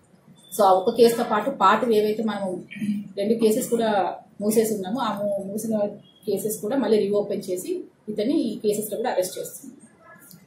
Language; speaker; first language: Telugu; native; Telugu